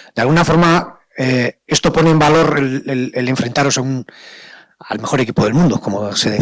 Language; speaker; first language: Spanish; non-native, local second language; Basque